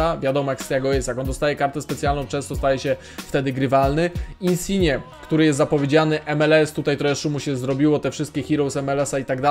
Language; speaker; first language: Polish; native; Polish